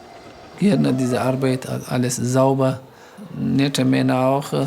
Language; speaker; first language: German; non-native, learner; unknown